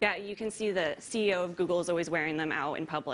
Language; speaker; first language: English; native; English